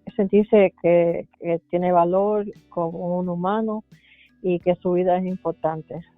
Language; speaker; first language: Spanish; early bilingual, heritage; Spanish